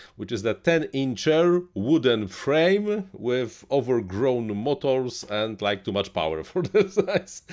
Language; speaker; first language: English; non-native, fluent; Polish